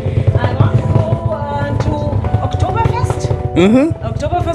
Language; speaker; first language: English; non-native, learner; German